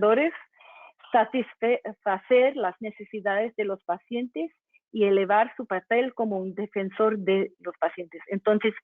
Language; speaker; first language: Spanish; non-native, fluent; English